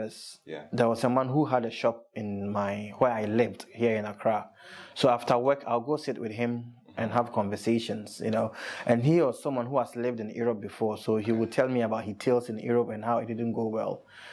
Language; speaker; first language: English; non-native, local second language; Akan